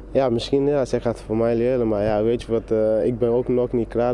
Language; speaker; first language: Dutch; non-native, fluent; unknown